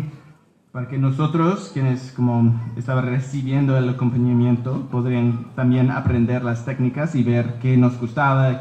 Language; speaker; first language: Spanish; early bilingual, heritage; Spanish